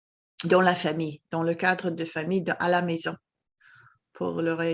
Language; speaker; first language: French; non-native, fluent; English